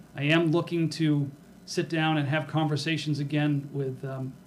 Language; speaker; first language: English; native; English